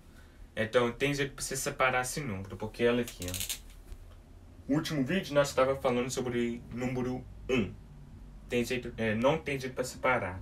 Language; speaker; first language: Portuguese; early bilingual, heritage; English